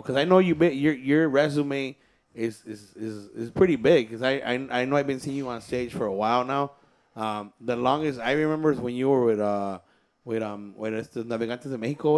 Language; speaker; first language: English; early bilingual, other home language; Spanish